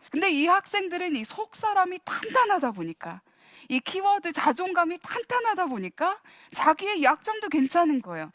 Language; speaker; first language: Korean; early bilingual, heritage; Korean